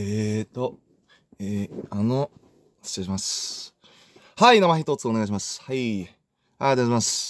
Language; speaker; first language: Japanese; non-native, learner; Korean